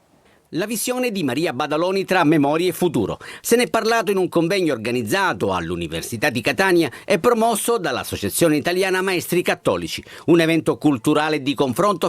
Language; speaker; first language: Italian; native; Italian